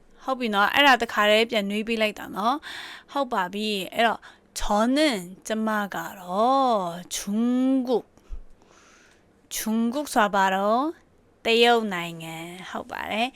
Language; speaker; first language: Burmese; native; Burmese